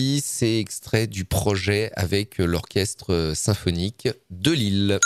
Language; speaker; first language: French; native; French